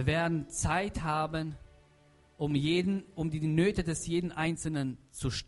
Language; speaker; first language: German; non-native, fluent; Russian